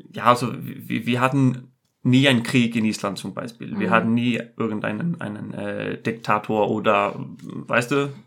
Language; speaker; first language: German; non-native, fluent; Icelandic